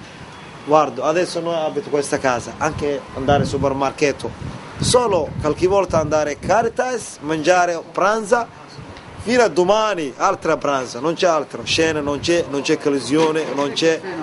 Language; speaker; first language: Italian; non-native, learner; Somali